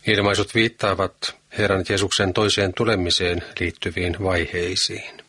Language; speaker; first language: Finnish; native; Finnish